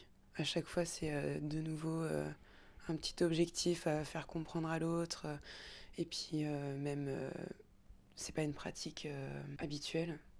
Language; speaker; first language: French; native; French